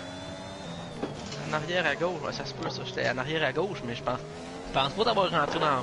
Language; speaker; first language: French; native; French